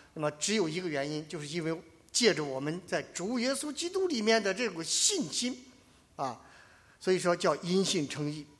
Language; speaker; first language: Chinese; native; Chinese